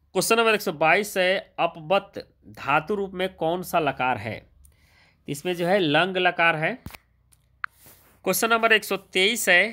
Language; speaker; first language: Hindi; native; Hindi